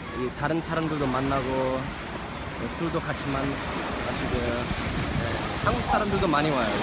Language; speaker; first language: Korean; early bilingual, heritage; English